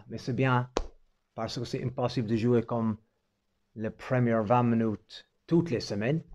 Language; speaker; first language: French; non-native, fluent; English